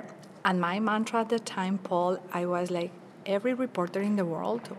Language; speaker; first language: English; non-native, fluent; Spanish